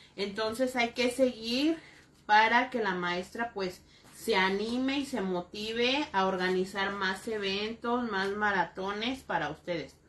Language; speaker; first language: Spanish; native; Spanish